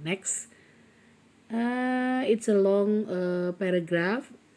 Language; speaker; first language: English; non-native, fluent; Indonesian